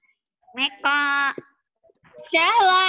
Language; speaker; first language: English; non-native, learner; Indonesian